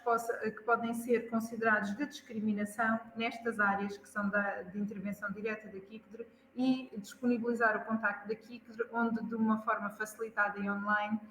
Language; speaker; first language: Portuguese; native; Portuguese